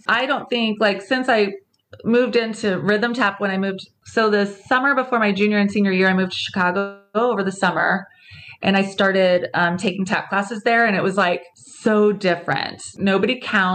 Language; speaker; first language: English; native; English